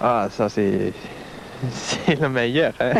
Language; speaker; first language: French; non-native, fluent; Swiss German